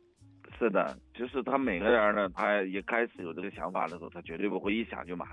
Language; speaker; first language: Chinese; native; Chinese